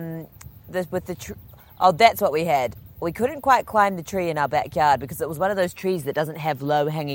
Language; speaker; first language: English; native; English